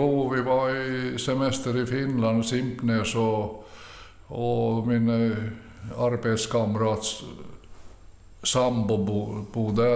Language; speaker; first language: Swedish; early bilingual, other home language; Finnish